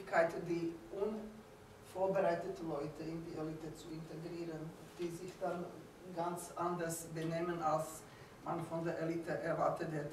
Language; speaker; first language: German; non-native, fluent; Slovak